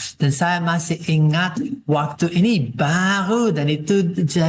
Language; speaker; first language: Indonesian; non-native, fluent; English